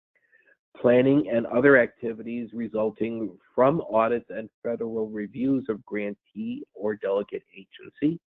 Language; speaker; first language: English; native; English